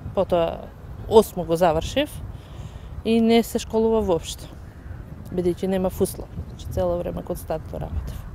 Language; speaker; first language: Macedonian; native; Macedonian